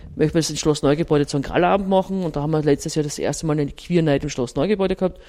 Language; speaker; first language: German; native; German